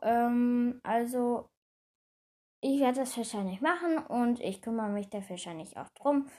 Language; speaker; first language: German; native; German